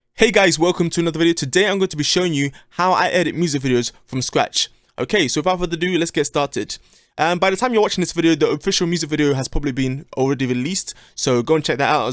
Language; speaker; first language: English; native; English